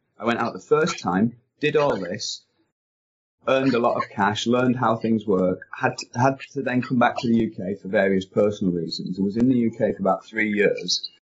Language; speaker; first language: English; native; English